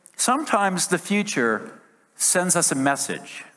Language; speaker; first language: English; native; English